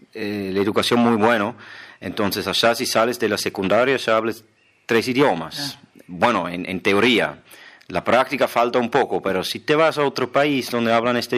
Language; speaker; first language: Spanish; non-native, fluent; German